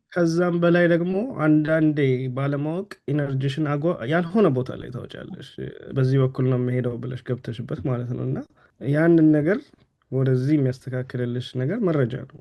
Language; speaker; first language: Amharic; native; Amharic